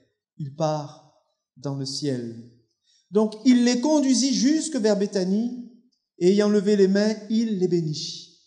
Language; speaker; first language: French; native; French